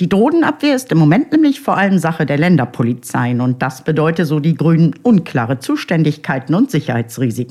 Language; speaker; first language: German; native; German